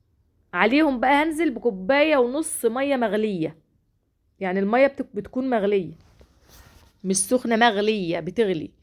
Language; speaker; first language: Arabic; native; Arabic